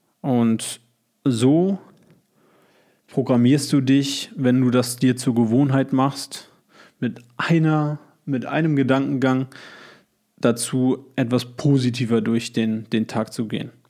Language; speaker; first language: German; native; German